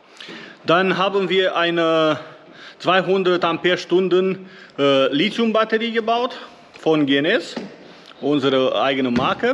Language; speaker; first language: German; non-native, learner; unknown